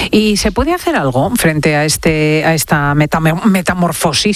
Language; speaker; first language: Spanish; native; Spanish